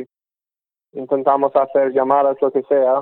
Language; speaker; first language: Spanish; non-native, fluent; English